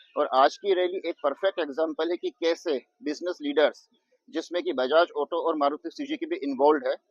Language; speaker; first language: Hindi; non-native, local second language; Gujarati